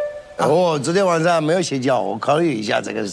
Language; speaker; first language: Chinese; non-native, learner; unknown